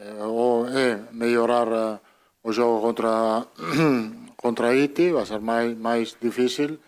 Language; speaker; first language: Portuguese; non-native, fluent; Italian